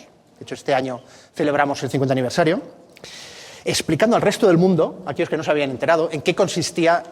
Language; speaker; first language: Spanish; native; Spanish